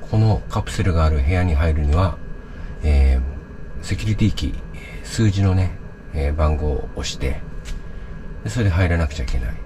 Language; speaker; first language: Japanese; native; Japanese